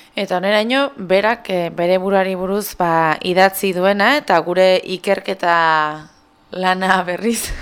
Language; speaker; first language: Basque; native; Basque